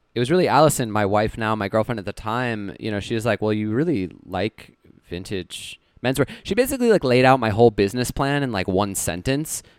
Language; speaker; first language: English; native; English